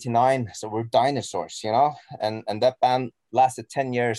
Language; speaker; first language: English; non-native, fluent; Norwegian